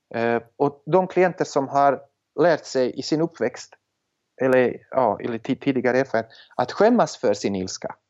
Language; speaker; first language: Swedish; non-native, fluent; Serbian